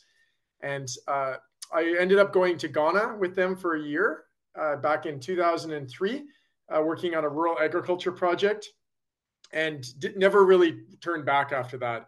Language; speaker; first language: English; native; English